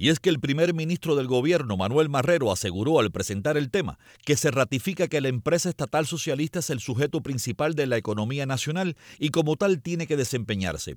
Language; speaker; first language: Spanish; native; Spanish